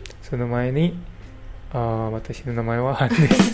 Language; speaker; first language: Japanese; non-native, learner; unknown